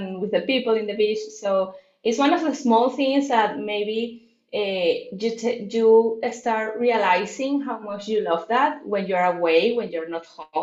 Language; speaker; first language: English; non-native, fluent; Spanish